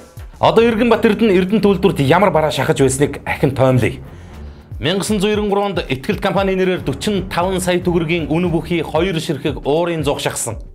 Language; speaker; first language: Mongolian; native; Mongolian